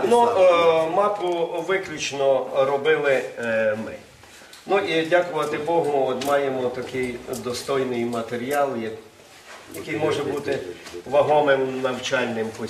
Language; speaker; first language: Ukrainian; native; Ukrainian